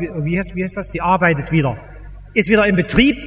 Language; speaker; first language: German; native; German